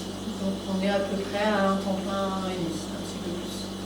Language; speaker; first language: French; native; French